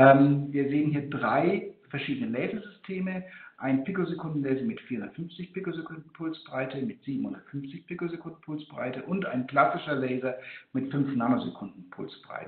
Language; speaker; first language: German; native; German